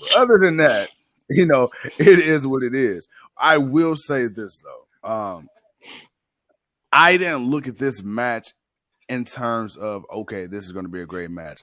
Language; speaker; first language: English; native; English